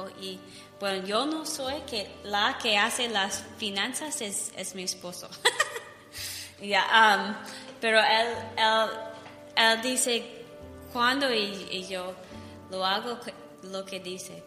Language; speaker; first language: Spanish; non-native, learner; English